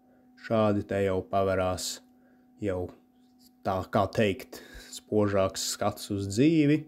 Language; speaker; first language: Latvian; native; Latvian